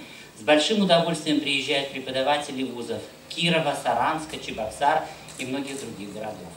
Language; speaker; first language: Russian; native; Russian